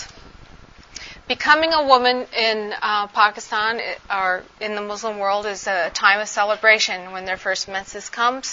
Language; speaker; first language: English; native; English